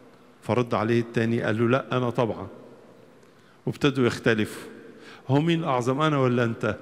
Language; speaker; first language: Arabic; native; Arabic